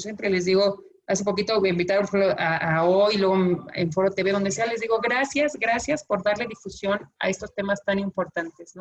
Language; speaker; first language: Spanish; native; Spanish